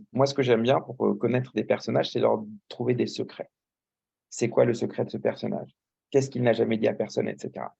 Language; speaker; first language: French; native; French